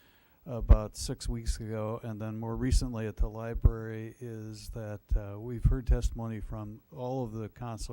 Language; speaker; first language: English; native; English